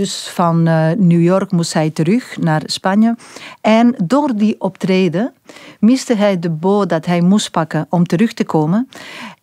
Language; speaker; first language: Dutch; non-native, fluent; Spanish